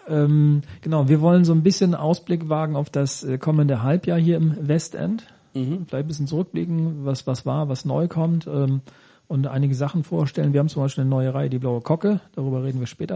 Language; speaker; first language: German; native; German